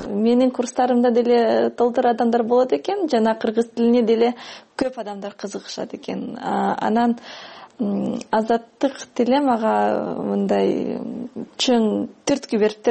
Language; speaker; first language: Kyrgyz; non-native, fluent; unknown